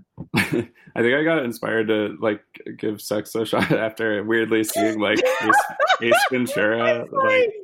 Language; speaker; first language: English; native; English